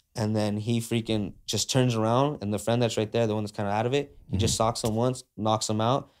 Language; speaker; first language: English; native; English